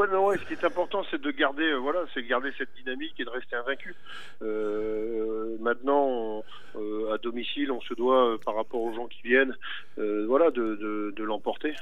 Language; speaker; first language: French; native; French